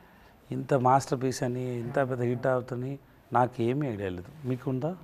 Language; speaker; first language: Telugu; non-native, learner; Tamil